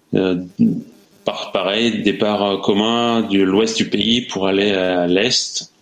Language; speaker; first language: French; native; French